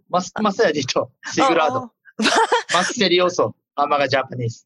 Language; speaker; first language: Filipino; non-native, learner; Japanese